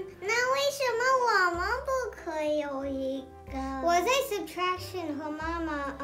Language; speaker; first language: Chinese; early bilingual, heritage; Chinese